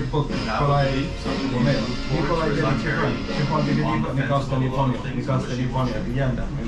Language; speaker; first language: Chinese; non-native, learner; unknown